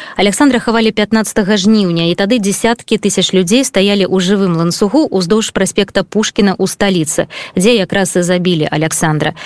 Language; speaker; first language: Belarusian; native; Belarusian